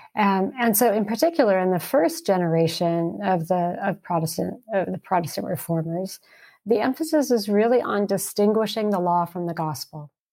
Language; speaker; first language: English; early bilingual, heritage; English